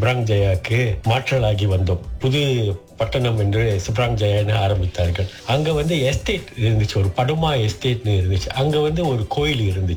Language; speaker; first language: Tamil; early bilingual, heritage; Tamil